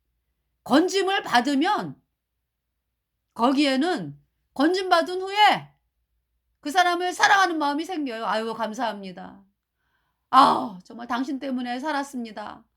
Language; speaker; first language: Korean; native; Korean